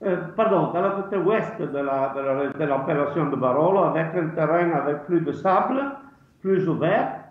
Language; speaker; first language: French; non-native, fluent; Italian